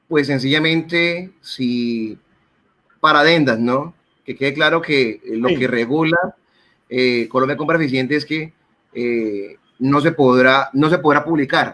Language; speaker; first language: Spanish; native; Spanish